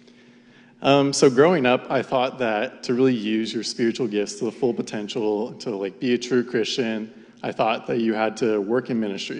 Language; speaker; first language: English; native; English